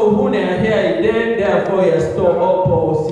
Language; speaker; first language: Danish; non-native, fluent; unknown